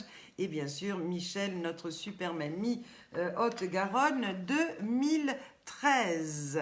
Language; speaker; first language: French; native; French